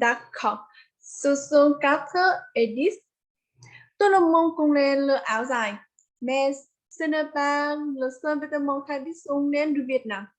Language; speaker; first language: French; non-native, learner; Vietnamese